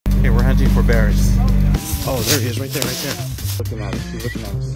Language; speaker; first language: English; native; English